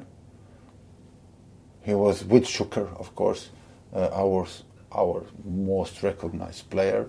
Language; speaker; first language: English; non-native, fluent; Croatian